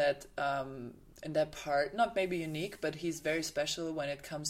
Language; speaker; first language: English; non-native, fluent; German